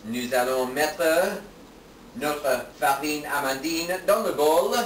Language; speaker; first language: French; non-native, fluent; English